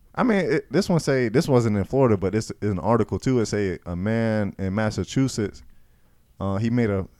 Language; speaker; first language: English; native; English